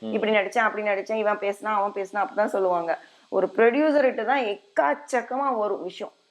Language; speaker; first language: Tamil; non-native, fluent; English